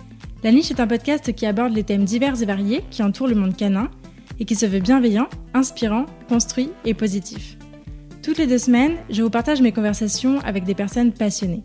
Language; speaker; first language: French; native; French